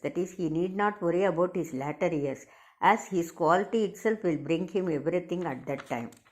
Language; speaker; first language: English; non-native, local second language; Tamil